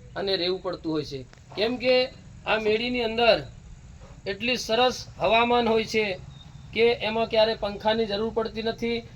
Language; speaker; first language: Gujarati; native; Gujarati